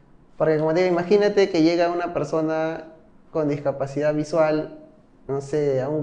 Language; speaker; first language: Spanish; native; Spanish